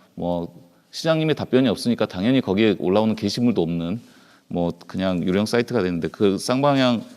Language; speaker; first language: Korean; native; Korean